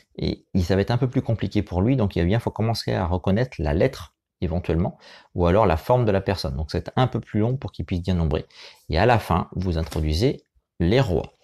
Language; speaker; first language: French; native; French